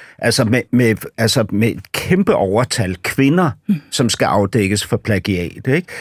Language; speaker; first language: Danish; native; Danish